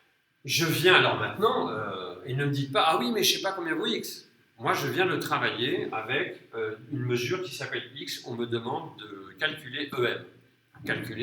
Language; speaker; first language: French; native; French